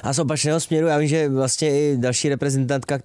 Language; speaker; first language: Czech; native; Czech